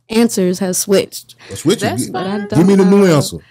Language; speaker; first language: English; native; English